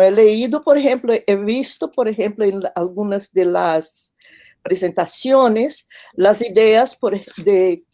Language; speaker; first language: Spanish; non-native, fluent; Portuguese